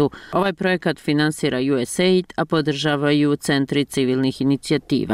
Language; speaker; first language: Croatian; native; Croatian